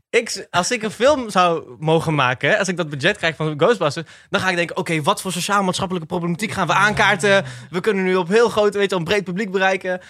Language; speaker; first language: Dutch; early bilingual, other home language; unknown